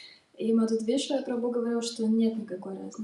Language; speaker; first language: Russian; native; Russian